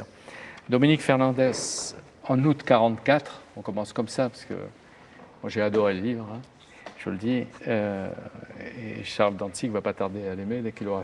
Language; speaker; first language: French; native; French